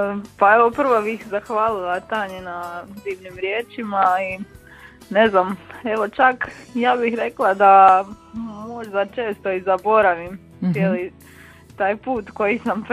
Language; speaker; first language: Croatian; native; Croatian